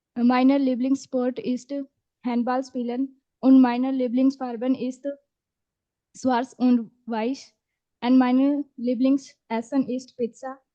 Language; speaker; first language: German; non-native, learner; Hindi